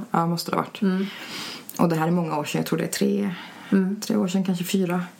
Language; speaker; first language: Swedish; early bilingual, other home language; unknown